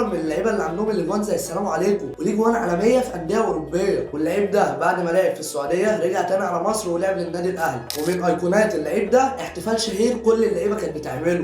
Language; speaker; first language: Arabic; native; Arabic